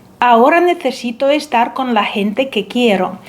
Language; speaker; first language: Spanish; non-native, fluent; Ukrainian